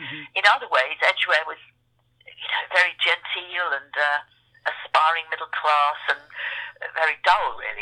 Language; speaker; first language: English; native; English